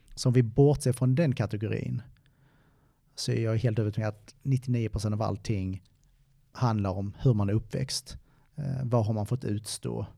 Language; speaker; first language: Swedish; native; Swedish